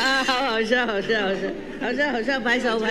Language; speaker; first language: Chinese; non-native, fluent; Vietnamese